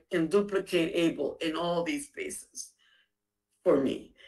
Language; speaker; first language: English; native; English